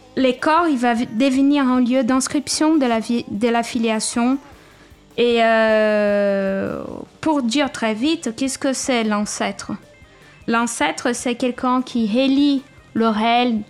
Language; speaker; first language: French; non-native, fluent; Portuguese